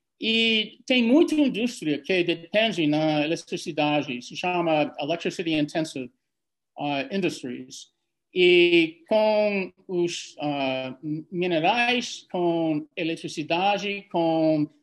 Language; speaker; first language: Portuguese; non-native, fluent; English